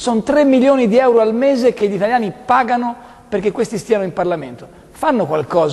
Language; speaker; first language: Italian; native; Italian